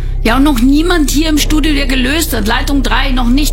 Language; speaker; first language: German; native; German